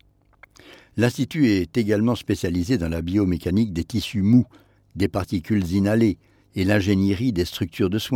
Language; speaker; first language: French; native; French